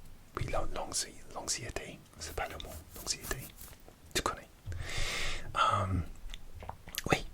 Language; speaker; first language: French; non-native, learner; English